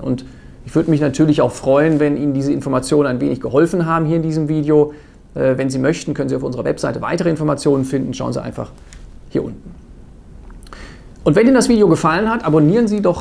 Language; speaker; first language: German; native; German